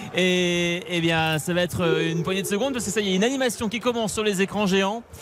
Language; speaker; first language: French; native; French